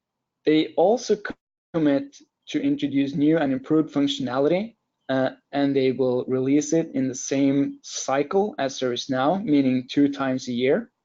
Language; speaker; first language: English; non-native, fluent; Norwegian